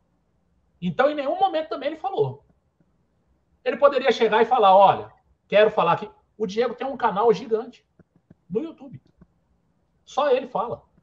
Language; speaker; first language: Portuguese; native; Portuguese